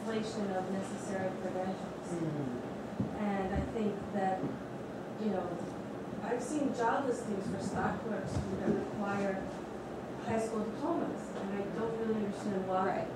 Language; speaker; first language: English; native; English